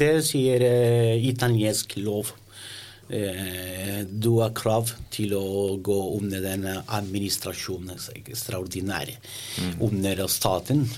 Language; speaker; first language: Norwegian; non-native, learner; Italian